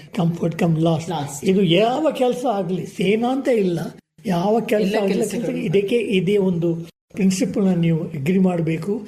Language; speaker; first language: Kannada; non-native, local second language; Kodava